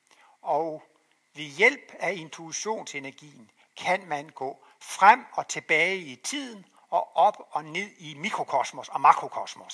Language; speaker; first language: Danish; native; Danish